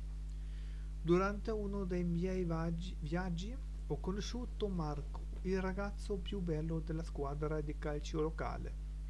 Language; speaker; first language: Italian; non-native, learner; German